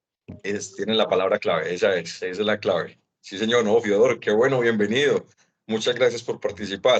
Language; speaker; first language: Spanish; native; Spanish